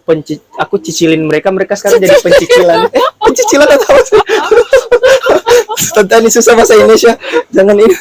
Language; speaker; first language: Indonesian; native; Indonesian